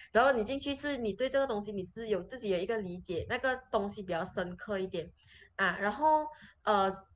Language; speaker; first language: Chinese; native; Chinese